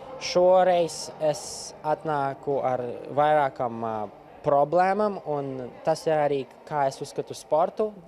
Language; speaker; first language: Latvian; non-native, local second language; Russian